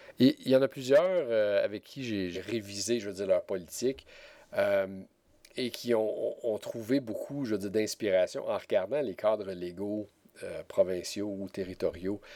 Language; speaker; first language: French; native; French